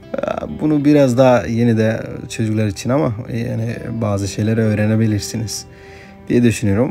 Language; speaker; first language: Turkish; non-native, fluent; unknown